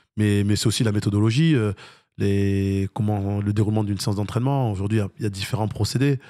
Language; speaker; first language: French; native; French